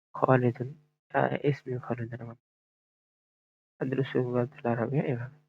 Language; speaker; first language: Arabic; non-native, fluent; Bangla